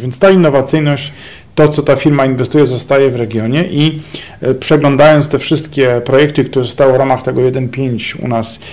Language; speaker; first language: Polish; native; Polish